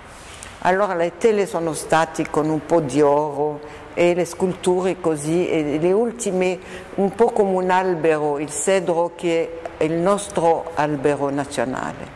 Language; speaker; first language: Italian; non-native, fluent; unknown